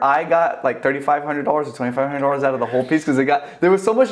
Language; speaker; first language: English; native; English